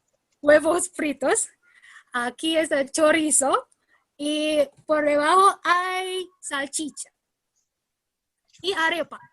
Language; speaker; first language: Spanish; non-native, learner; Indonesian